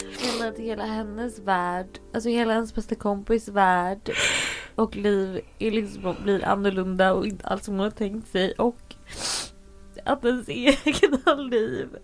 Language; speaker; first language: Swedish; native; Swedish